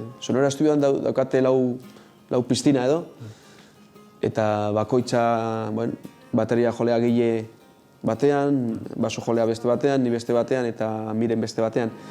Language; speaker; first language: Basque; non-native, local second language; Spanish